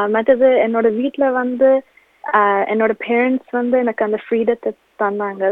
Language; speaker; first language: Tamil; early bilingual, heritage; Tamil